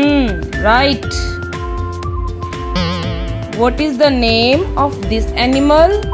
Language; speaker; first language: English; non-native, local second language; Hindi